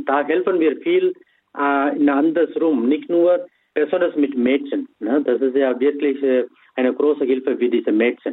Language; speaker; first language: German; non-native, fluent; Tamil